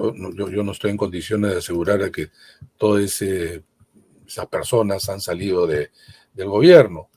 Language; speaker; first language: Spanish; native; Spanish